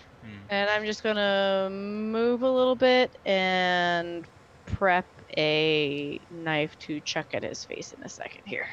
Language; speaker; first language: English; native; English